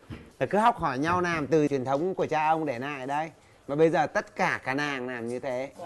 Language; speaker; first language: Vietnamese; native; Vietnamese